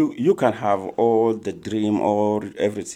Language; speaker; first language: English; non-native, learner; Arabic